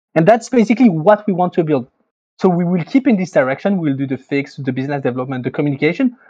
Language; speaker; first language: English; non-native, fluent; French